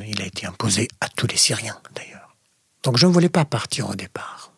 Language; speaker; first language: French; non-native, fluent; Arabic